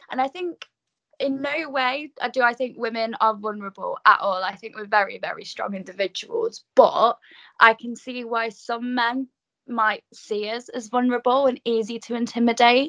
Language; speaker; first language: English; native; English